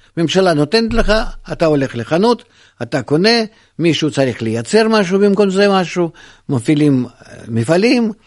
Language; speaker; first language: Hebrew; non-native, fluent; Russian